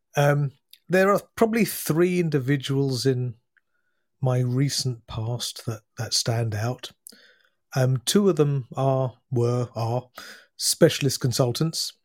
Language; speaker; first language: English; native; English